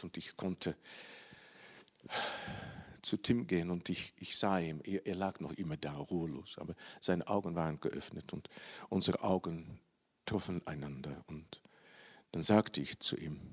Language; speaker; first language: German; non-native, learner; Dutch